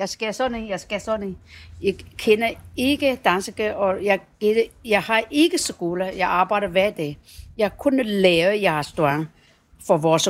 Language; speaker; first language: Danish; non-native, learner; Chinese